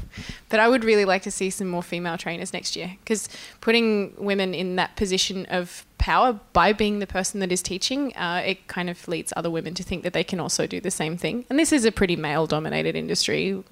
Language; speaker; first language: English; native; English